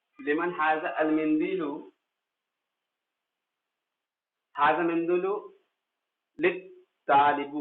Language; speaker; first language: Arabic; non-native, fluent; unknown